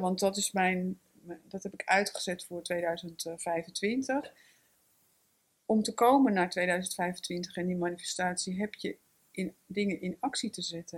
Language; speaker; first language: Dutch; native; Dutch